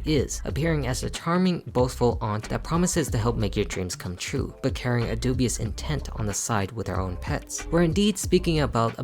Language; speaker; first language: English; native; English